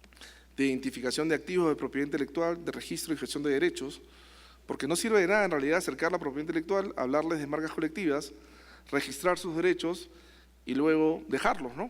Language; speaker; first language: Spanish; native; Spanish